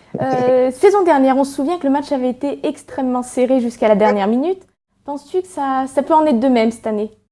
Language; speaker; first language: French; native; French